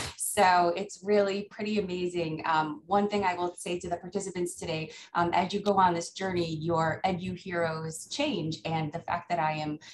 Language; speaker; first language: English; native; English